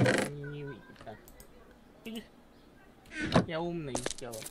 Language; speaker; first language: Russian; non-native, learner; Latvian